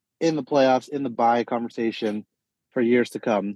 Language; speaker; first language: English; native; English